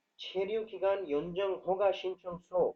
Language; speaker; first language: Korean; non-native, fluent; Urdu